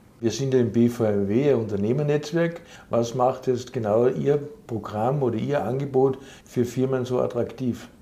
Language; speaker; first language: German; native; German